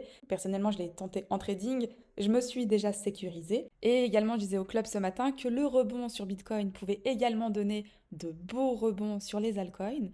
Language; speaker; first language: French; native; French